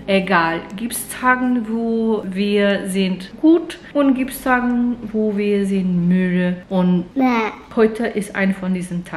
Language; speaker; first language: German; non-native, fluent; Portuguese